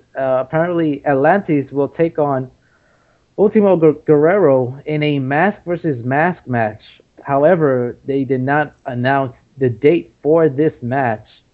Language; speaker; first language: English; native; English